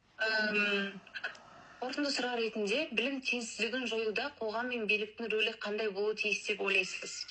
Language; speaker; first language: Kazakh; native; Kazakh